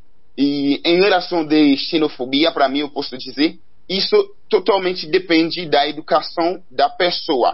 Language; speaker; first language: Portuguese; non-native, learner; Haitian Creole